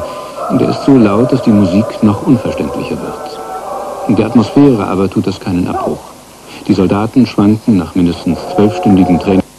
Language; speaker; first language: German; native; German